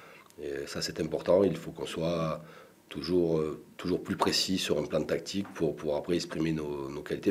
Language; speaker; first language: French; native; French